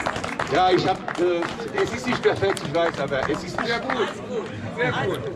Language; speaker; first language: German; non-native, learner; French